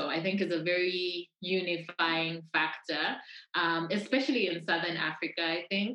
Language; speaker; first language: English; non-native, local second language; Bemba